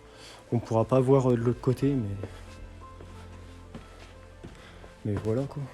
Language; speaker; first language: French; native; French